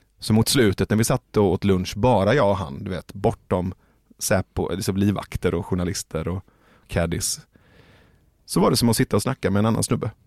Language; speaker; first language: Swedish; early bilingual, other home language; Persian